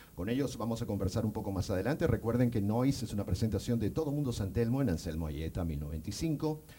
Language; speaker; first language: Spanish; native; Spanish